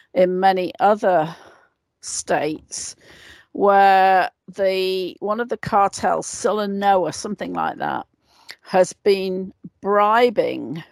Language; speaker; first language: English; native; English